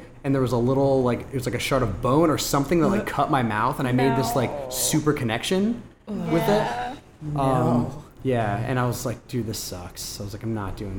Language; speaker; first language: English; native; English